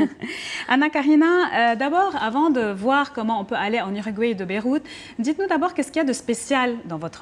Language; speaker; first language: French; non-native, local second language; Arabic